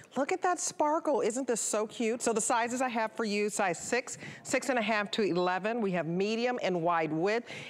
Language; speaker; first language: English; native; English